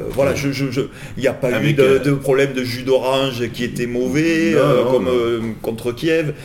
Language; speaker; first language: French; native; French